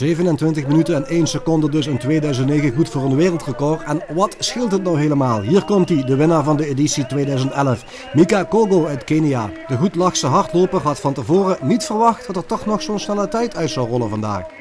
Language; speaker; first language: Dutch; native; Dutch